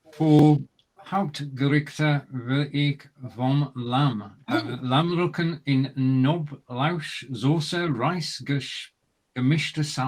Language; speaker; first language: German; non-native, learner; English